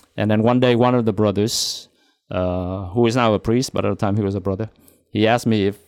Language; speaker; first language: English; non-native, fluent; Vietnamese